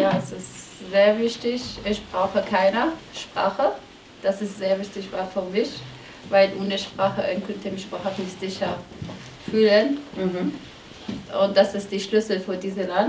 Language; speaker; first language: German; non-native, learner; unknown